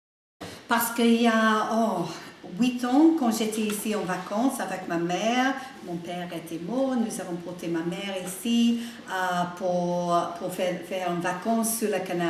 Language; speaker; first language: French; non-native, learner; English